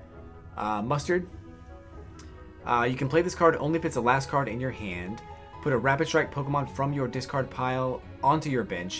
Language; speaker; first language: English; native; English